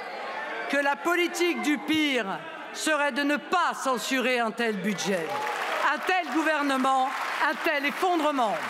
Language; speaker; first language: French; native; French